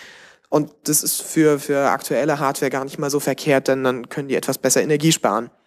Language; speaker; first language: German; native; German